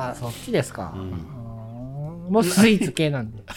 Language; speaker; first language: Japanese; native; Japanese